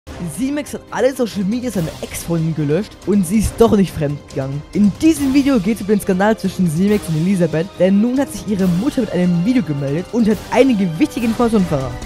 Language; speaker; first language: German; native; German